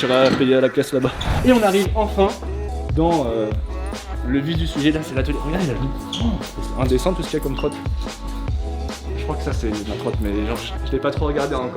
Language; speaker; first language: French; native; French